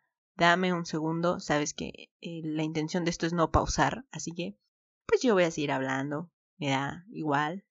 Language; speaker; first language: Spanish; native; Spanish